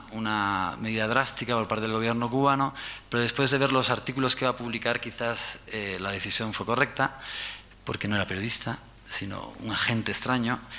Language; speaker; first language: Spanish; native; Spanish